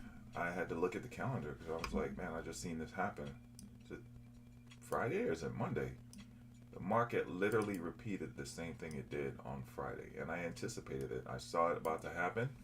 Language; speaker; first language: English; native; English